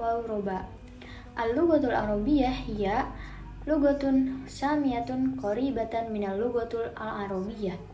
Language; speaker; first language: Arabic; non-native, learner; Indonesian